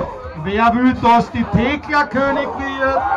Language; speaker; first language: German; native; German